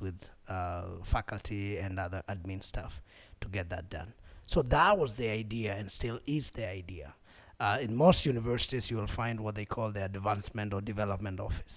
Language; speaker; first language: English; non-native, local second language; Kamba